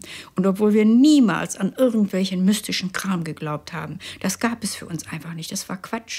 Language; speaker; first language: German; native; German